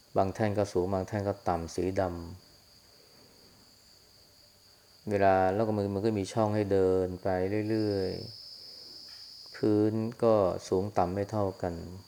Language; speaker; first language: Thai; native; Thai